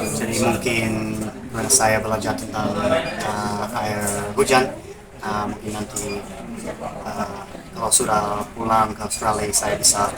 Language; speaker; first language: Indonesian; non-native, learner; English